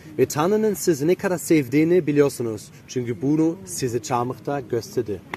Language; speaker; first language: Turkish; non-native, fluent; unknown